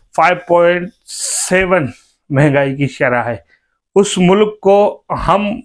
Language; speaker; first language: Urdu; native; Urdu